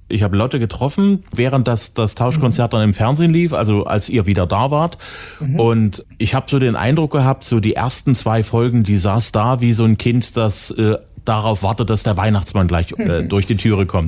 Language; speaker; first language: German; native; German